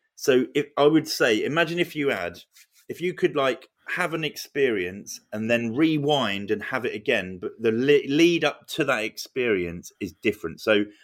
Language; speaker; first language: English; native; English